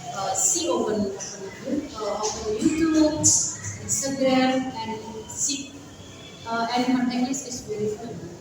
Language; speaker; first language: English; non-native, learner; Indonesian